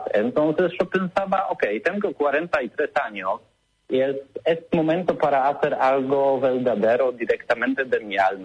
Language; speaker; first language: Spanish; non-native, learner; Polish